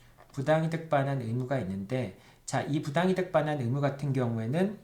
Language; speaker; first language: Korean; native; Korean